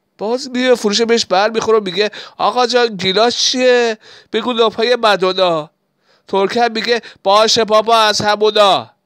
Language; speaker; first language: Persian; non-native, local second language; Assyrian Neo-Aramaic